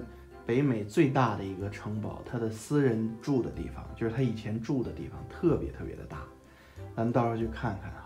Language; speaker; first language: Chinese; native; Chinese